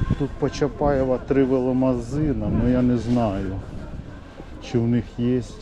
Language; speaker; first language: Ukrainian; native; Ukrainian